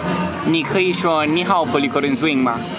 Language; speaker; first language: Chinese; non-native, learner; Italian